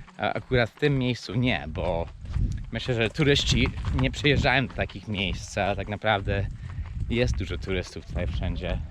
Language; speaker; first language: Polish; non-native, fluent; English